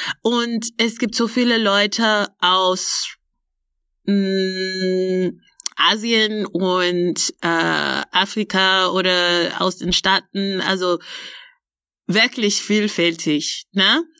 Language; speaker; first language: German; non-native, fluent; English